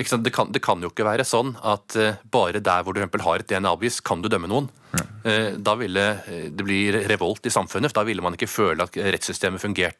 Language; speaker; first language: Norwegian; native; Norwegian